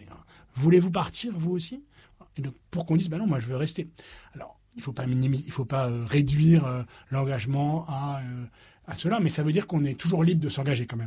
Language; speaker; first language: French; native; French